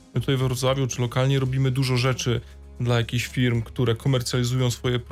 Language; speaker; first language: Polish; native; Polish